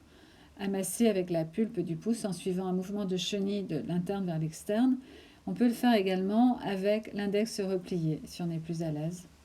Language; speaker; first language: French; native; French